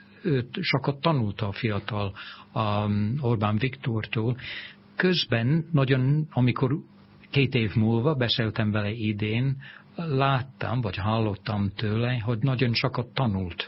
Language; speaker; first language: Hungarian; non-native, fluent; English